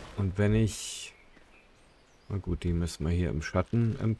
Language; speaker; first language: German; native; German